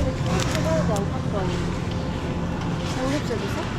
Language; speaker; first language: Korean; non-native, fluent; Japanese